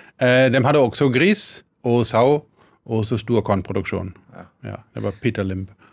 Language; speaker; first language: Norwegian; non-native, fluent; German